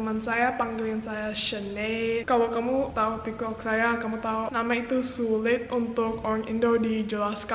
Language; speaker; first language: Indonesian; non-native, local second language; English